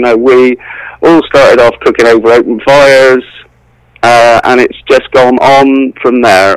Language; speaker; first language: English; native; English